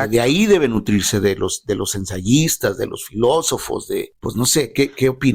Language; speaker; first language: Spanish; native; Spanish